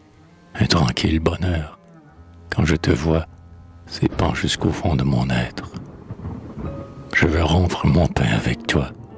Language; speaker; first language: French; native; French